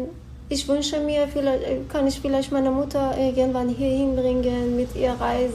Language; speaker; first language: German; non-native, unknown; Persian